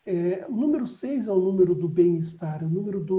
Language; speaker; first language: Portuguese; native; Portuguese